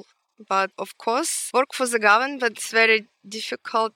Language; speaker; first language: English; non-native, fluent; Ukrainian